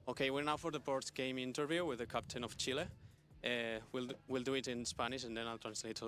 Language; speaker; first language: English; non-native, fluent; Spanish